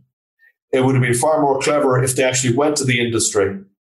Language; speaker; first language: English; native; English